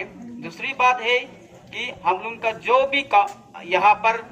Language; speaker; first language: Hindi; non-native, local second language; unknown